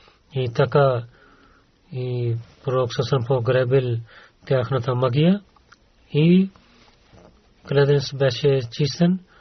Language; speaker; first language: Bulgarian; non-native, learner; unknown